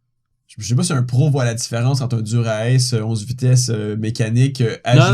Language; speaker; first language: French; native; French